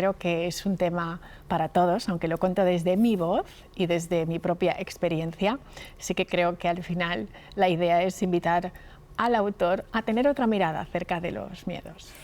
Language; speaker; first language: Spanish; early bilingual, other home language; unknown